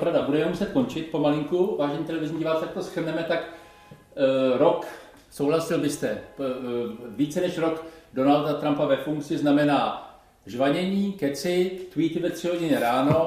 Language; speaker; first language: Czech; native; Czech